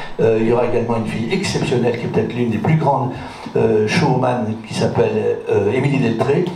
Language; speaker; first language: French; native; French